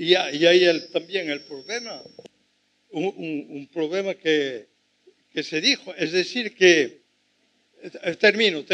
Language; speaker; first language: Spanish; non-native, fluent; French